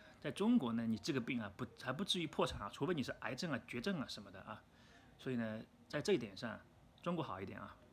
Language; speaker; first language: Chinese; native; Chinese